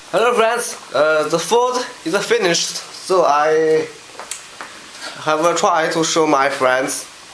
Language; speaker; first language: English; non-native, learner; Chinese